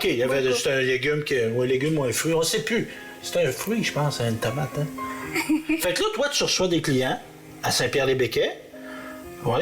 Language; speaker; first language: French; native; French